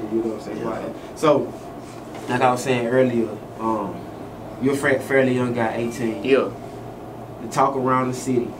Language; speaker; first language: English; native; English